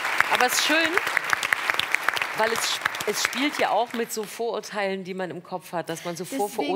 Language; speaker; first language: German; native; German